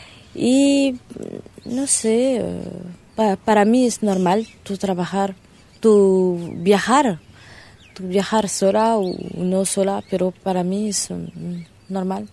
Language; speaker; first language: Spanish; non-native, learner; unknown